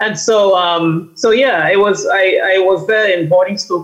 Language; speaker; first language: English; native; English